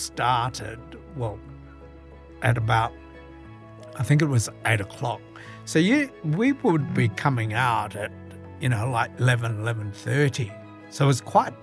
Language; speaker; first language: English; native; English